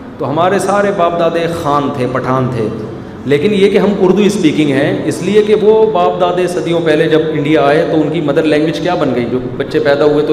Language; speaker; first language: Urdu; native; Urdu